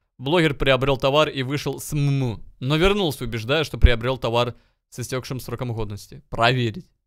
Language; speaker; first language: Russian; native; Russian